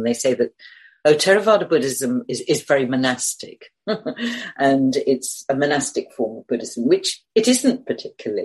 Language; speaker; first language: English; native; English